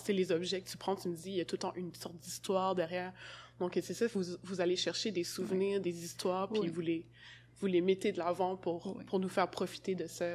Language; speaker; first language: French; native; French